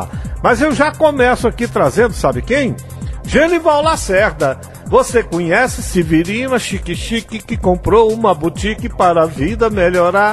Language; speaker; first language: Portuguese; native; Portuguese